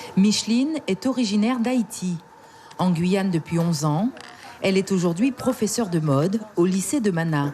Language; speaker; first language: French; native; French